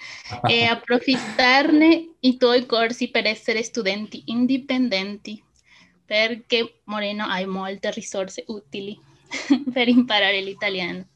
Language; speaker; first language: Italian; non-native, fluent; Spanish